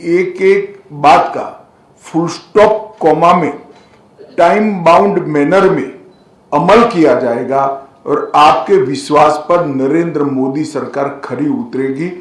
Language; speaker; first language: Hindi; non-native, local second language; Gujarati